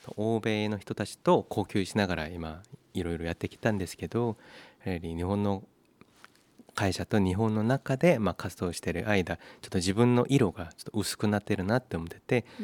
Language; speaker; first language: Japanese; non-native, fluent; Korean